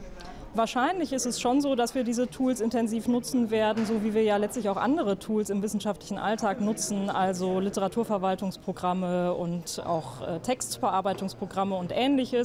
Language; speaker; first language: German; native; German